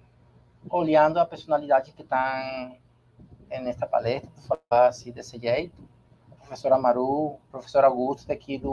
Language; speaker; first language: Portuguese; non-native, learner; Spanish